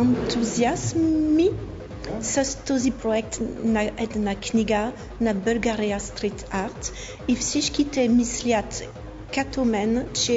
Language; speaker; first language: Bulgarian; non-native, fluent; French